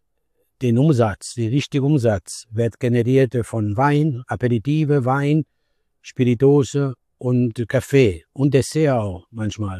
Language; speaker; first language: German; non-native, learner; Italian